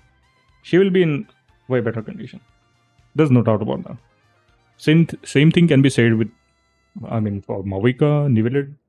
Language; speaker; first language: English; non-native, local second language; Hindi